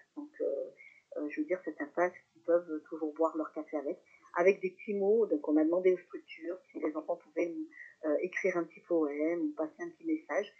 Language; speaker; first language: French; native; French